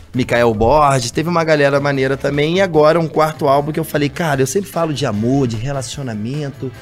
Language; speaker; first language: Portuguese; native; Portuguese